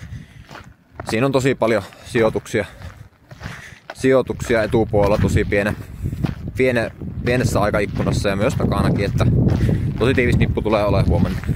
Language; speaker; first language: Finnish; native; Finnish